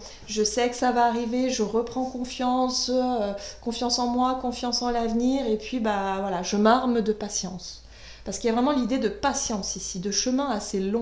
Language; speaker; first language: French; native; French